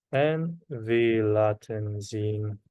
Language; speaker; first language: Dutch; non-native, learner; Korean